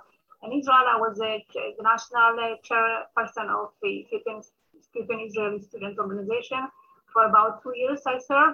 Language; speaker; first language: English; non-native, fluent; Amharic